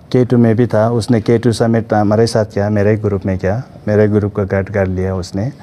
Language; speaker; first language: Hindi; non-native, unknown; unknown